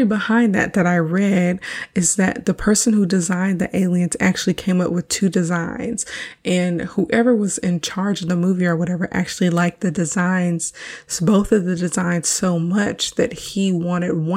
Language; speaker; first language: English; native; English